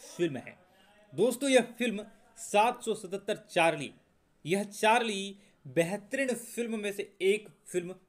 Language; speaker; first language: Hindi; native; Hindi